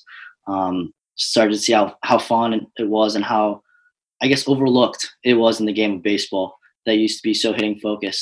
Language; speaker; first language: English; native; English